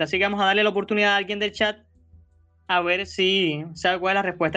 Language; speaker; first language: Spanish; native; Spanish